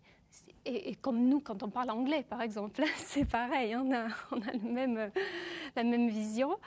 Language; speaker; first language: French; native; French